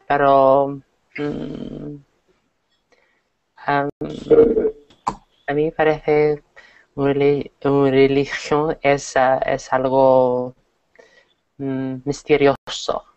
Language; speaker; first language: Spanish; non-native, learner; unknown